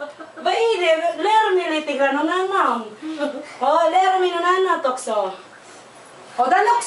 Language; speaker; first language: Swedish; non-native, learner; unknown